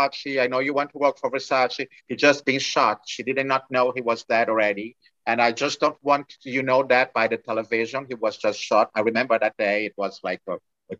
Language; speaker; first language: English; non-native, fluent; Portuguese